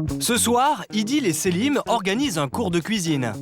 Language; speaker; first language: French; native; French